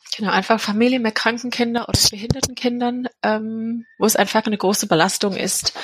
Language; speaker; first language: German; non-native, fluent; English